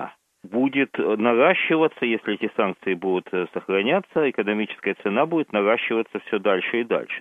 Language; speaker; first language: Russian; native; Russian